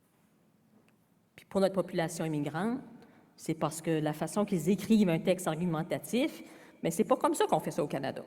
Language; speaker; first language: French; native; French